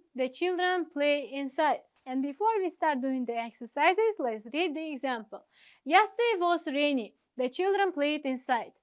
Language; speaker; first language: English; non-native, fluent; Uzbek